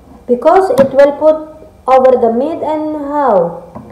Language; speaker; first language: English; non-native, learner; Indonesian